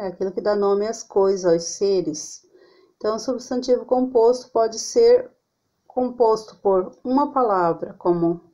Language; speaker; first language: Portuguese; native; Portuguese